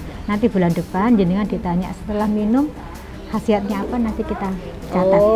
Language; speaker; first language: Indonesian; native; Indonesian